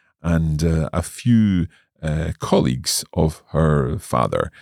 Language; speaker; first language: English; native; English